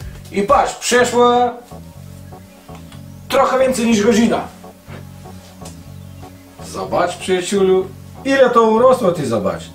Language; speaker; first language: Polish; non-native, learner; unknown